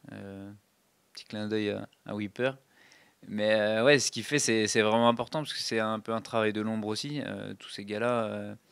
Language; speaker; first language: French; native; French